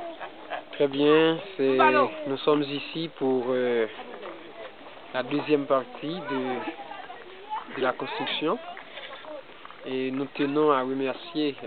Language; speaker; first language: French; non-native, local second language; Haitian Creole